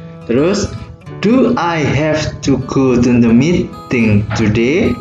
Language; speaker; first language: English; non-native, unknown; Indonesian